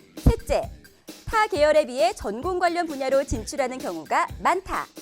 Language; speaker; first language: Korean; native; Korean